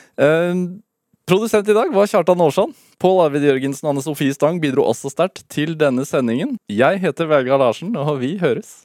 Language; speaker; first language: Norwegian; native; Norwegian